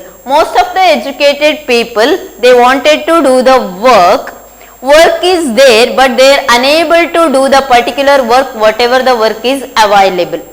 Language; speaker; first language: English; non-native, local second language; Kannada